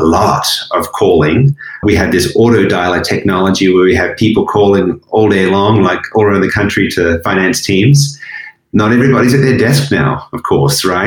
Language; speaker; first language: English; native; English